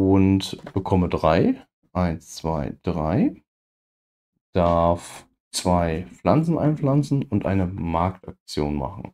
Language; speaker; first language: German; native; German